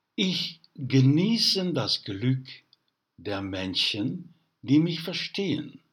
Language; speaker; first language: German; non-native, learner; Dutch